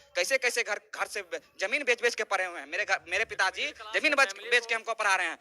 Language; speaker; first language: Hindi; native; Hindi